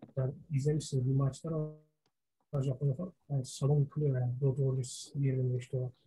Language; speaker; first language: Turkish; early bilingual, heritage; Turkish